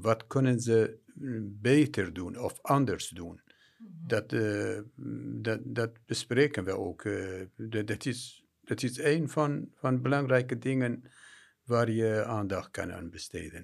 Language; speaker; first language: Dutch; non-native, fluent; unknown